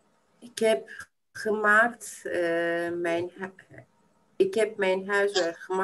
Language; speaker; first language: Dutch; non-native, learner; Turkish